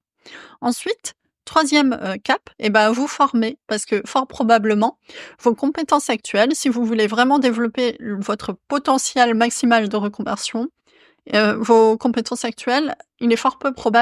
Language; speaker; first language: French; native; French